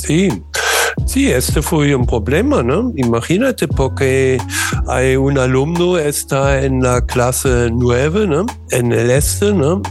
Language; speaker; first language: Spanish; non-native, learner; German